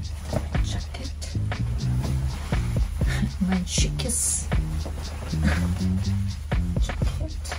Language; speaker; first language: German; non-native, fluent; Korean